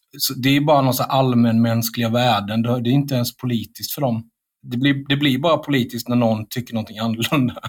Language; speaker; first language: Swedish; native; Swedish